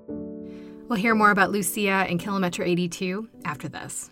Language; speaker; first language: English; native; English